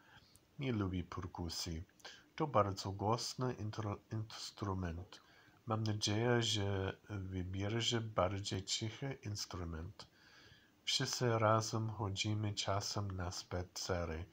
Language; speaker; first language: Polish; non-native, learner; English